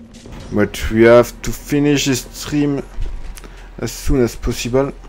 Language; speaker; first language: English; non-native, learner; French